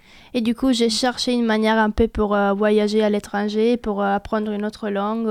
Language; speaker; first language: French; non-native, fluent; Italian